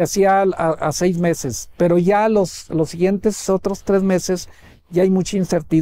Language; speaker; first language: Spanish; native; Spanish